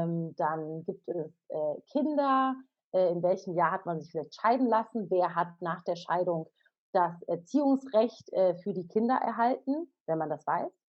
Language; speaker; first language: German; native; German